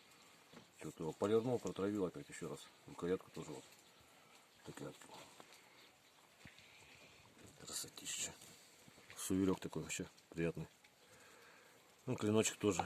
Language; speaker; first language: Russian; native; Russian